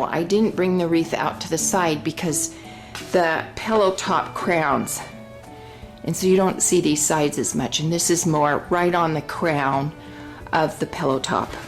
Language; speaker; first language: English; native; English